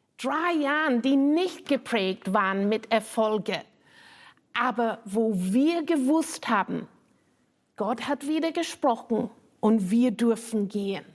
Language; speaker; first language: German; non-native, fluent; English